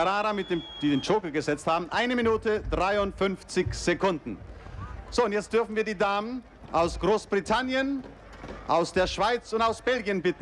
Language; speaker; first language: German; native; German